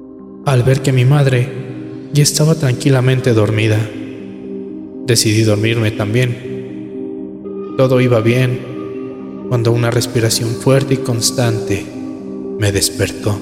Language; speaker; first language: Spanish; native; Spanish